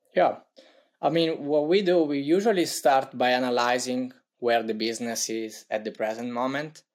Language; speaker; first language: English; non-native, fluent; Italian